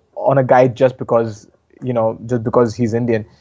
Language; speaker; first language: English; non-native, local second language; Hindi